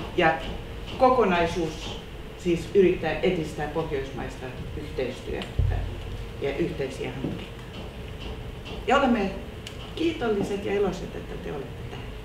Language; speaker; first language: Finnish; non-native, local second language; Swedish